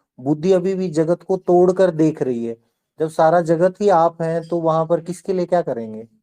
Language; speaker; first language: Hindi; native; Hindi